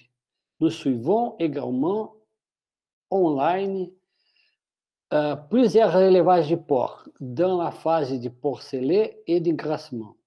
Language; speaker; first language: French; non-native, fluent; Portuguese